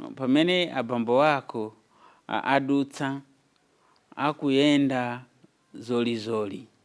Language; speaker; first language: Nyanja; non-native, fluent; Nyankole